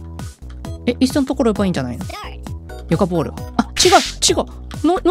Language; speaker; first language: Japanese; native; Japanese